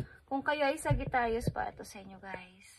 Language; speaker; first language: Filipino; native; Filipino